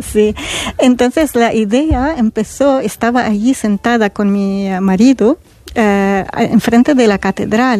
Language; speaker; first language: Spanish; non-native, fluent; Arabic